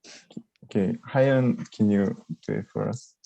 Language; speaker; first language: English; non-native, learner; Korean